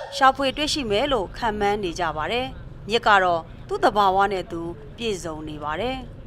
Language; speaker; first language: Burmese; native; Burmese